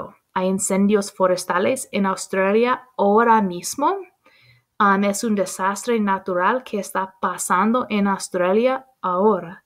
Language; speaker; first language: Spanish; non-native, fluent; English